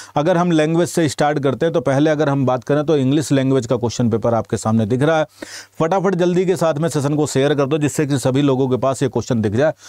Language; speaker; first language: Hindi; native; Hindi